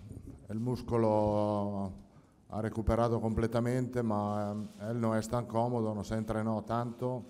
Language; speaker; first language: Spanish; non-native, fluent; Italian